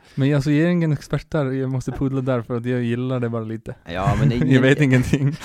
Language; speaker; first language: Swedish; non-native, fluent; Icelandic